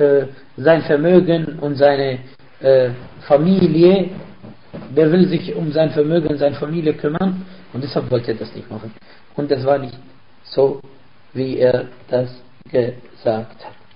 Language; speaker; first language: German; non-native, fluent; Arabic